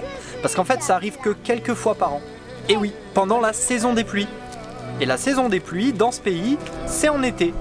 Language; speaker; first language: French; native; French